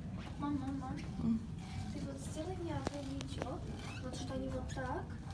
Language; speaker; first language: Russian; early bilingual, heritage; Russian